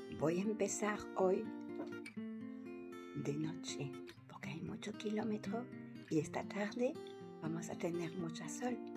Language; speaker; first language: Spanish; non-native, learner; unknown